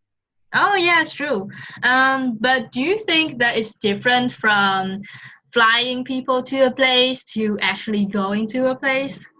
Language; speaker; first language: English; non-native, fluent; Vietnamese